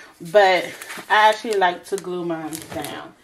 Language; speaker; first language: English; native; English